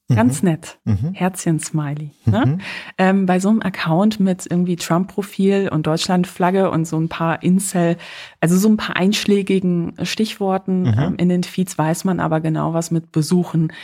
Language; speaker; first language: German; early bilingual, other home language; Polish